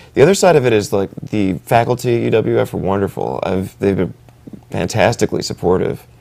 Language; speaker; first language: English; native; English